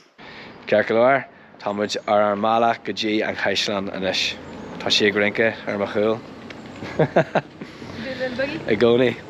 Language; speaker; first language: Irish; non-native, local second language; English